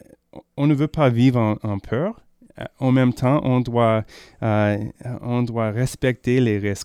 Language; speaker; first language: French; non-native, learner; English